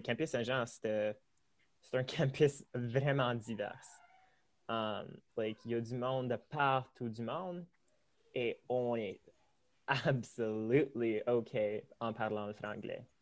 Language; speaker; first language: French; non-native, local second language; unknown